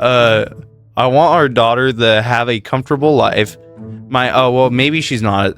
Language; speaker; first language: English; native; English